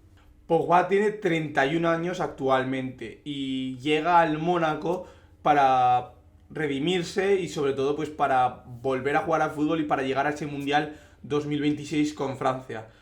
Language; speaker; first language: Spanish; native; Spanish